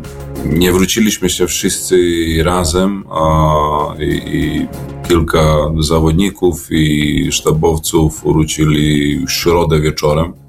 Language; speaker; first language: Polish; non-native, fluent; Serbian